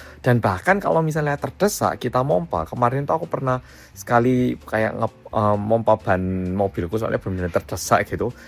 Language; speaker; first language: Indonesian; native; Indonesian